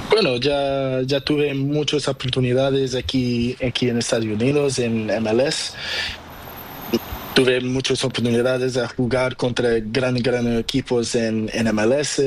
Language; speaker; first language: Spanish; non-native, learner; Portuguese